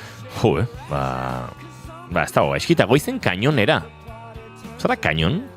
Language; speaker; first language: Basque; native; Basque